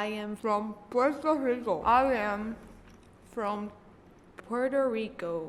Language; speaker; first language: English; non-native, local second language; Spanish